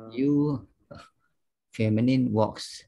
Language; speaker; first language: English; non-native, local second language; Malay